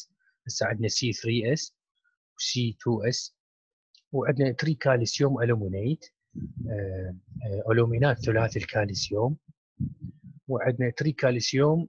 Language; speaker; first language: Arabic; native; Arabic